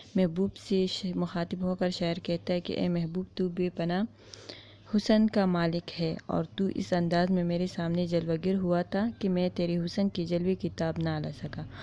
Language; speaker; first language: Urdu; non-native, local second language; Pashto